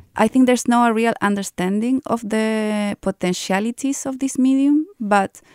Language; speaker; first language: English; non-native, fluent; Spanish